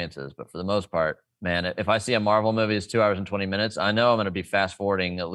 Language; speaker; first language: English; native; English